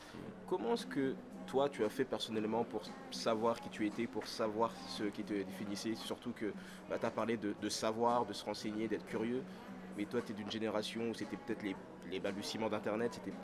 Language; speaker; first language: French; native; French